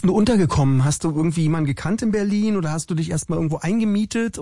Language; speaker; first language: German; native; German